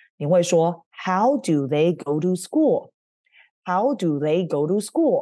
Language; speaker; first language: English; non-native, fluent; Chinese